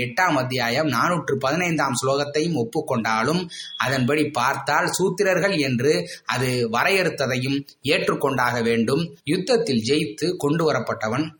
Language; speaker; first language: Tamil; native; Tamil